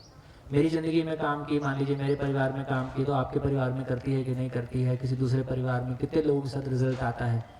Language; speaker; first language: Hindi; native; Hindi